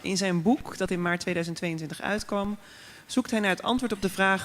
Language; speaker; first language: Dutch; native; Dutch